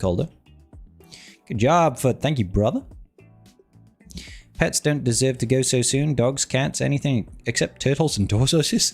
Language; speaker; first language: English; native; English